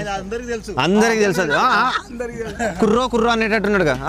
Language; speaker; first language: Telugu; native; Telugu